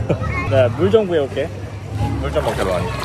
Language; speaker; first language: Korean; native; Korean